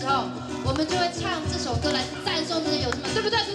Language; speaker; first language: Chinese; native; Chinese